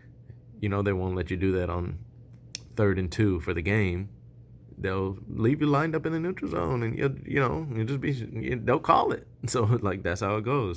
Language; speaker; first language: English; native; English